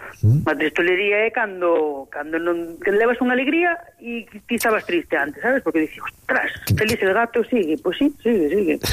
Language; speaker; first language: Galician; native; Galician